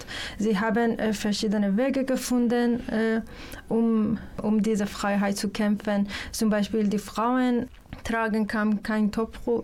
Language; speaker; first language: German; non-native, fluent; Persian